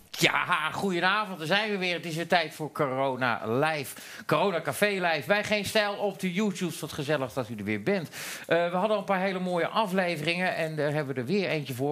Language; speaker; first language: Dutch; native; Dutch